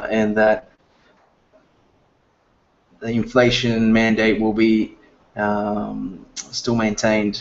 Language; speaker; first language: English; native; English